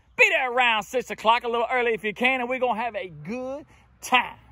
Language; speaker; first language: English; native; English